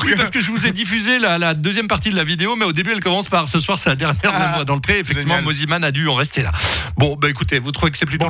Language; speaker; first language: French; native; French